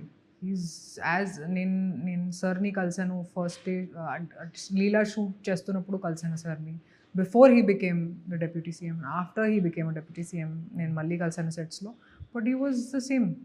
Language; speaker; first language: Telugu; non-native, fluent; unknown